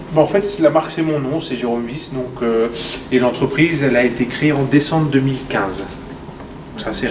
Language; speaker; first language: French; native; French